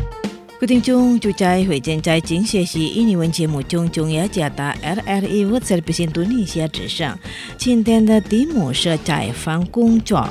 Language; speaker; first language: Chinese; non-native, learner; Indonesian